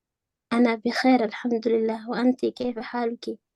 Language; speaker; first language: Arabic; non-native, learner; Somali